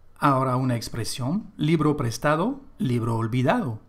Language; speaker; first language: Spanish; non-native, fluent; French